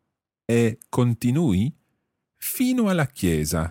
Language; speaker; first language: Italian; non-native, fluent; English